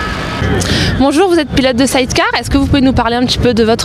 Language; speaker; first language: French; native; French